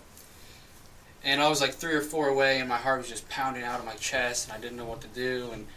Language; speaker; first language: English; native; English